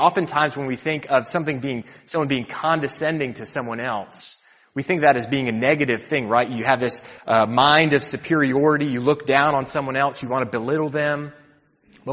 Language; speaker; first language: English; native; English